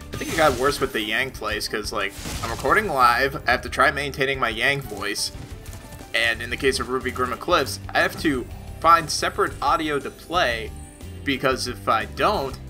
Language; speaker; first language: English; native; English